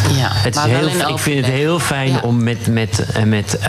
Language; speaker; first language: Dutch; native; Dutch